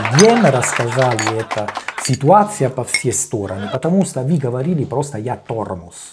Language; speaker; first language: Russian; non-native, learner; Italian